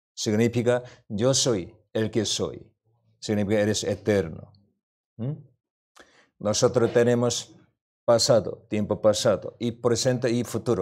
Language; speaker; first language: Spanish; non-native, learner; Korean